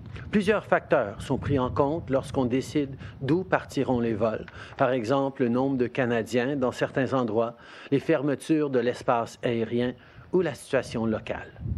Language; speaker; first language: French; early bilingual, heritage; French